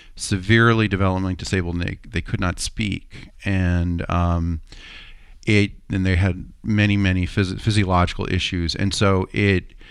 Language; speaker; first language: English; native; English